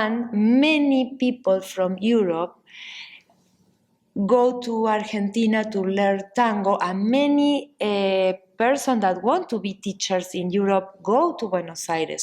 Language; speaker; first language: English; non-native, learner; Spanish